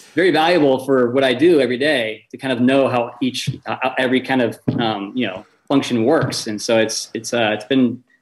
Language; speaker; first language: English; native; English